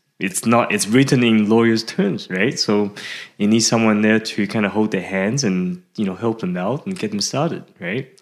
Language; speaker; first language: English; early bilingual, other home language; Chinese